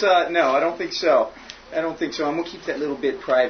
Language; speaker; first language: English; native; English